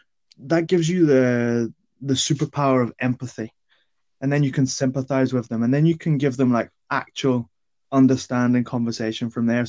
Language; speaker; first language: English; native; English